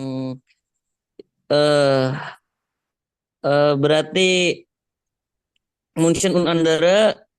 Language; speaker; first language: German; non-native, learner; Indonesian